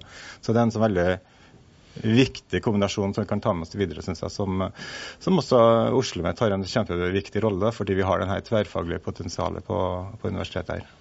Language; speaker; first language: Norwegian; native; Norwegian